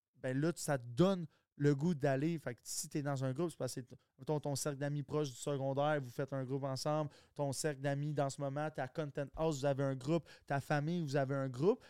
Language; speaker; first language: French; early bilingual, other home language; English